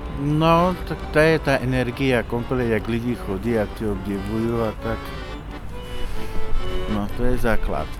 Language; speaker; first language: Czech; non-native, local second language; Slovak